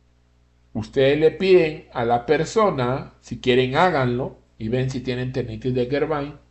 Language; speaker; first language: Spanish; native; Spanish